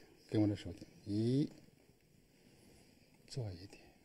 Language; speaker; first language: Chinese; native; Chinese